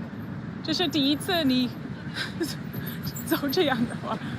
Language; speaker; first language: Chinese; non-native, learner; English